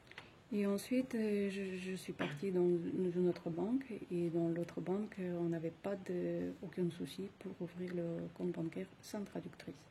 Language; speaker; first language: French; non-native, fluent; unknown